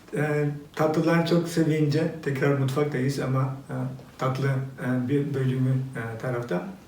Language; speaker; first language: Turkish; non-native, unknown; Albanian